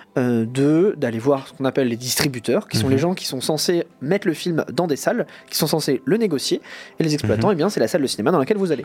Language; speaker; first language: French; native; French